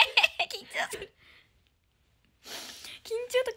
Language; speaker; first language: Japanese; native; Japanese